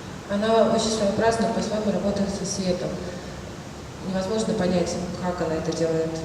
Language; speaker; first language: Russian; native; Russian